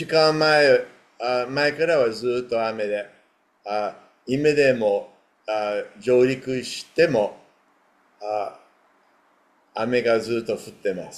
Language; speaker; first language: Japanese; non-native, fluent; English